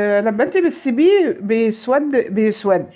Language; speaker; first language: Arabic; native; Arabic